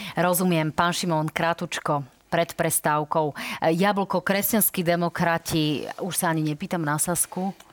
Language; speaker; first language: Slovak; native; Slovak